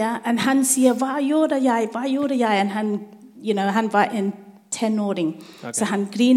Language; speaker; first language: Norwegian; non-native, learner; English